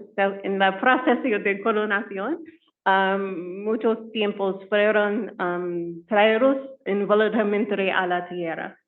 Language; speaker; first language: Spanish; non-native, learner; English